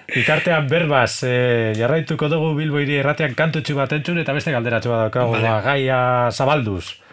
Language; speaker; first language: Basque; native; Basque